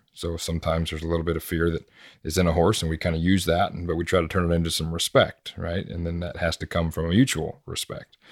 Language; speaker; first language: English; native; English